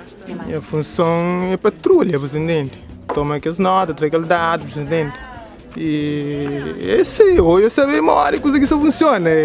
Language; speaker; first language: Portuguese; non-native, local second language; Kabuverdianu